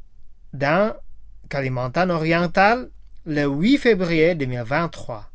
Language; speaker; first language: French; non-native, fluent; Indonesian